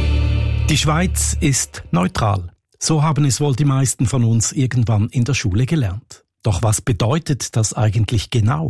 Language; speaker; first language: German; native; German